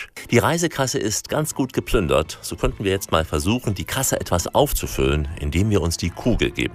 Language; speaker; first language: German; native; German